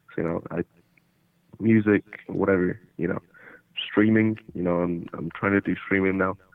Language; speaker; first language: English; early bilingual, other home language; Portuguese